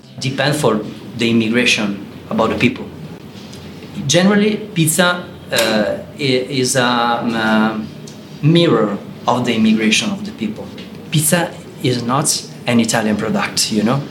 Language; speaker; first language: English; non-native, learner; Italian